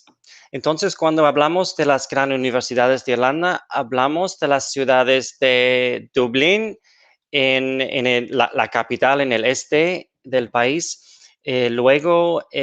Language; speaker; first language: Spanish; non-native, fluent; English